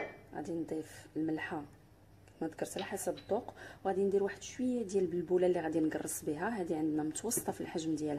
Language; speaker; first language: Arabic; native; Arabic